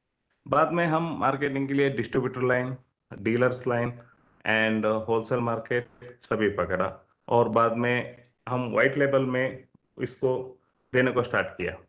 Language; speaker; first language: Hindi; non-native, local second language; Kannada